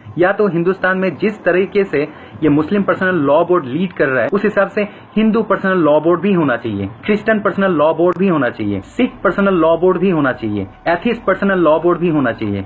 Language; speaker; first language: Hindi; non-native, fluent; Bangla